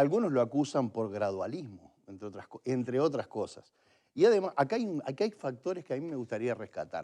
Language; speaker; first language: Spanish; native; Spanish